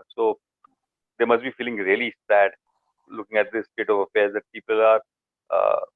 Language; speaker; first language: English; non-native, local second language; Hindi